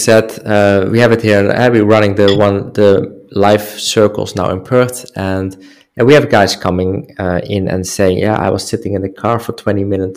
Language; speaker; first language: English; non-native, fluent; Dutch